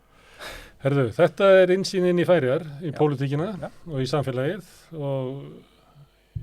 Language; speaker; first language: Icelandic; native; Icelandic